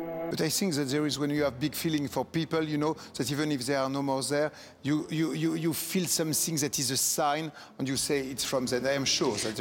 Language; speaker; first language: English; non-native, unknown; French